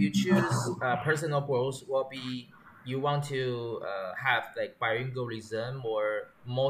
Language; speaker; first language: English; non-native, learner; Chinese